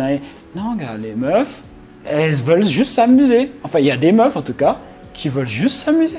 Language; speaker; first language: French; native; French